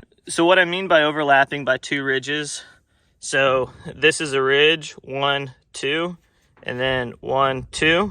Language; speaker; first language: English; native; English